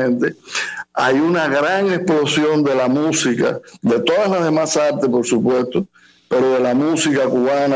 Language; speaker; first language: Spanish; native; Spanish